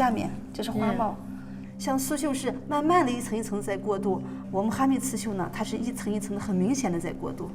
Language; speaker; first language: Chinese; native; Chinese